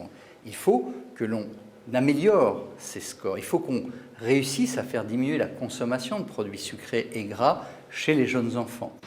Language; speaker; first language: French; native; French